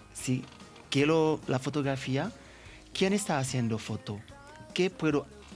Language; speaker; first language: Spanish; non-native, learner; Haitian Creole